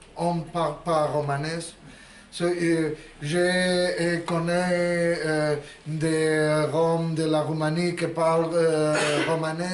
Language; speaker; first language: French; non-native, learner; Spanish